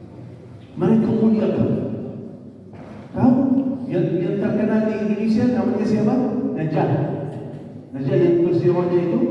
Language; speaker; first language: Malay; non-native, fluent; Arabic